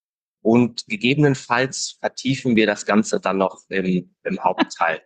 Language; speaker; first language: German; native; German